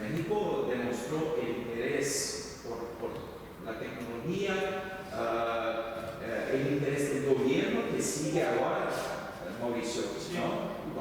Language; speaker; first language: Spanish; non-native, fluent; Portuguese